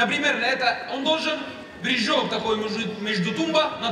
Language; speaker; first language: Russian; non-native, learner; Arabic